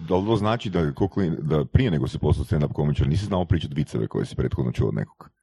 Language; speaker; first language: Croatian; native; Croatian